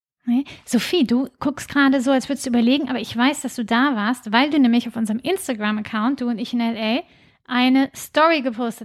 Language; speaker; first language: German; native; German